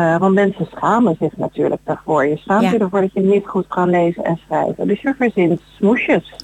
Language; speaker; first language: Dutch; native; Dutch